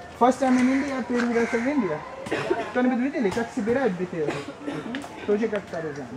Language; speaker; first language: Russian; non-native, learner; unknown